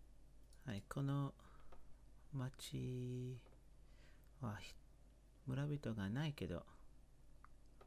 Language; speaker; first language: Japanese; non-native, learner; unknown